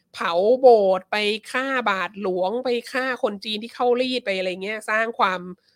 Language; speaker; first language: Thai; native; Thai